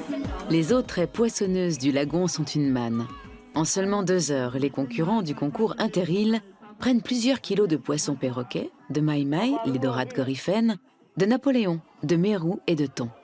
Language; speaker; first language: French; native; French